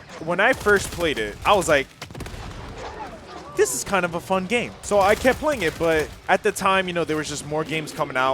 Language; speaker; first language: English; native; English